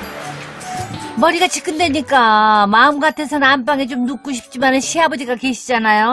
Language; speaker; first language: Korean; native; Korean